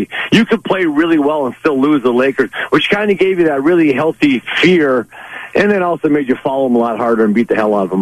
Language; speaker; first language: English; native; English